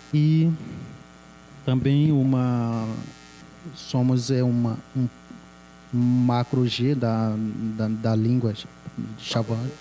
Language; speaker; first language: Portuguese; non-native, local second language; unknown